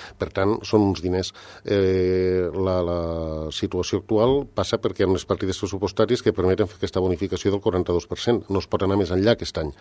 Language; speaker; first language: Catalan; native; Catalan